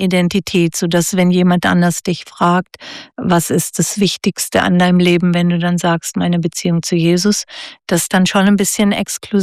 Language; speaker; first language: German; native; German